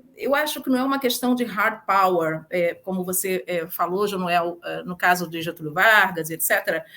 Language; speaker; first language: Portuguese; native; Portuguese